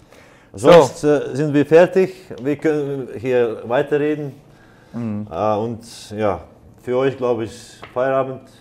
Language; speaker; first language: German; non-native, fluent; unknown